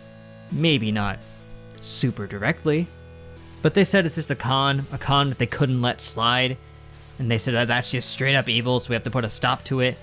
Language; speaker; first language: English; native; English